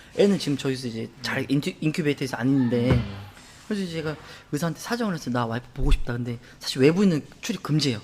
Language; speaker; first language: Korean; native; Korean